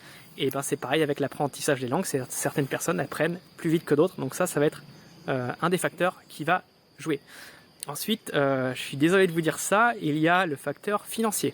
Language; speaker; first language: French; native; French